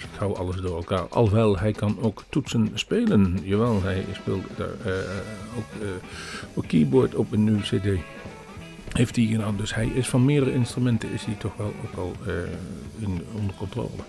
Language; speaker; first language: Dutch; native; Dutch